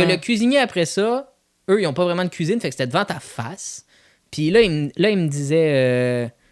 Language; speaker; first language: French; native; French